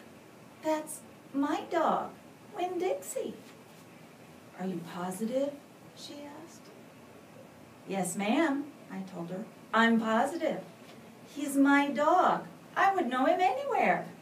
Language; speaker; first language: English; native; English